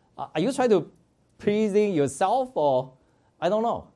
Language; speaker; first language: English; non-native, fluent; Chinese